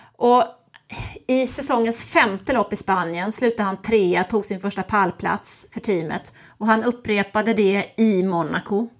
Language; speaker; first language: Swedish; early bilingual, other home language; German